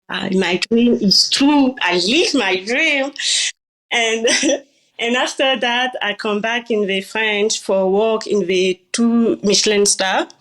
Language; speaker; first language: English; non-native, learner; French